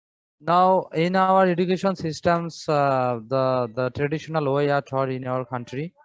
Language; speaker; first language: English; non-native, fluent; Bangla